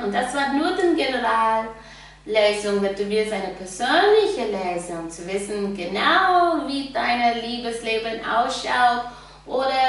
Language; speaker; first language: German; non-native, fluent; English